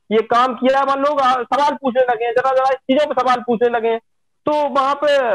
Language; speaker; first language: Hindi; native; Hindi